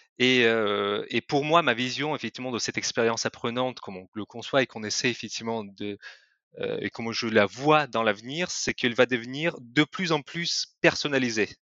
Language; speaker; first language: French; non-native, fluent; Russian